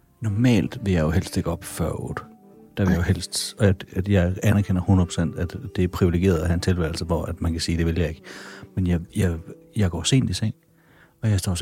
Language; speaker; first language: Danish; native; Danish